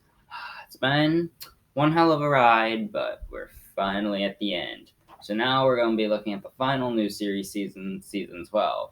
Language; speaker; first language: English; native; English